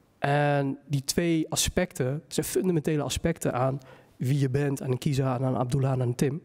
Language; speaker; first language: Dutch; early bilingual, other home language; Somali